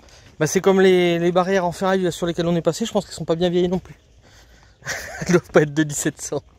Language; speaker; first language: French; native; French